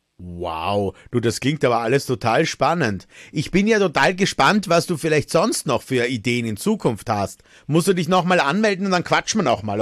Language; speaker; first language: German; native; German